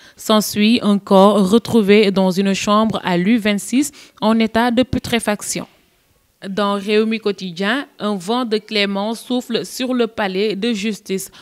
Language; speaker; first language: French; non-native, local second language; Wolof